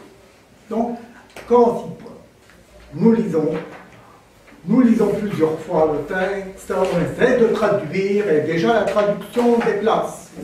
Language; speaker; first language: French; non-native, fluent; Armenian